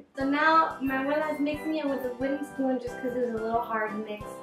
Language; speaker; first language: English; native; English